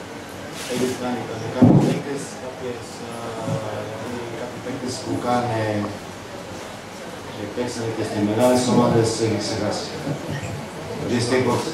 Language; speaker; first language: Greek; non-native, fluent; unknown